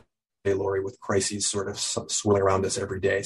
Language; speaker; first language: English; native; English